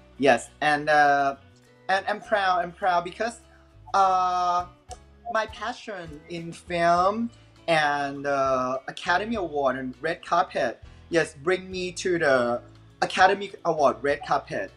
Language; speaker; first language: English; non-native, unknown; Thai